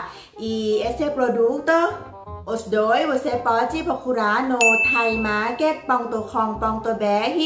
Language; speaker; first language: Portuguese; non-native, learner; Thai